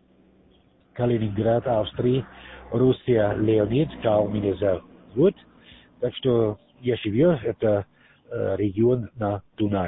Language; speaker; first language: Russian; non-native, learner; German